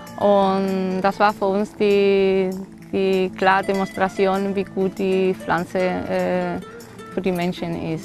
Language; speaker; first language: German; non-native, fluent; Spanish